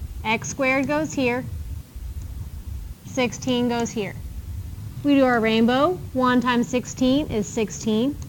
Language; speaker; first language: English; native; English